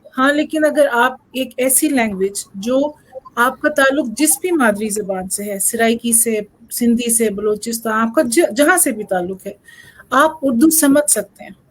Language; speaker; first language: Urdu; non-native, local second language; Saraiki